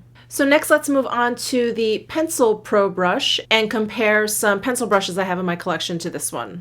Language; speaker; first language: English; native; English